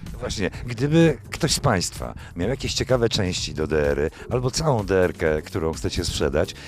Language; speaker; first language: Polish; native; Polish